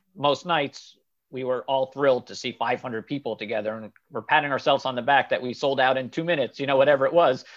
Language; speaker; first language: English; native; English